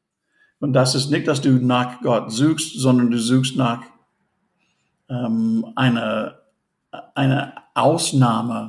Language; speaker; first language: German; non-native, fluent; English